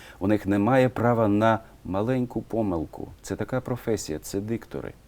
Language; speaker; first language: Ukrainian; non-native, local second language; Russian